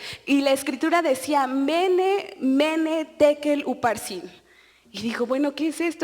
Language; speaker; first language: Spanish; native; Spanish